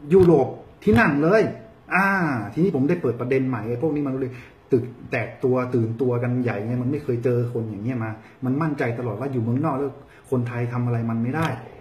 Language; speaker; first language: Thai; early bilingual, heritage; Thai